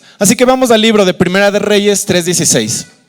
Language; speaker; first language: Spanish; native; Spanish